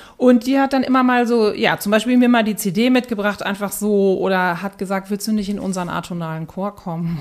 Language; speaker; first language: German; native; German